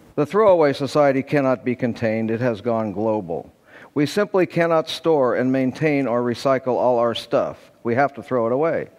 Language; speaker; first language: English; native; English